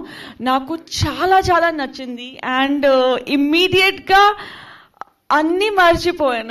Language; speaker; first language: Telugu; non-native, fluent; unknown